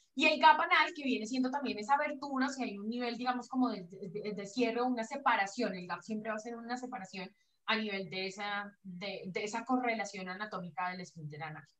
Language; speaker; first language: Spanish; native; Spanish